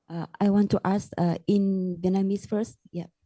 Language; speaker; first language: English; non-native, learner; Vietnamese